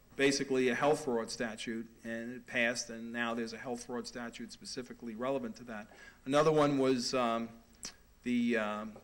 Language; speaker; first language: English; native; English